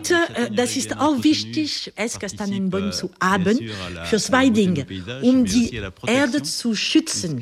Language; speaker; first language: German; non-native, learner; French